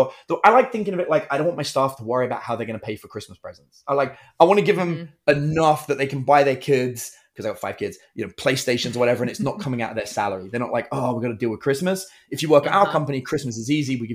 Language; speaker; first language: English; native; English